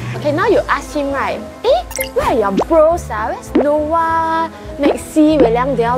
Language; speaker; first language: English; non-native, local second language; Chinese